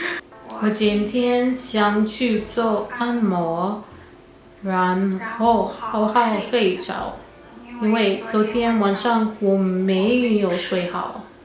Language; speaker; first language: Chinese; non-native, learner; English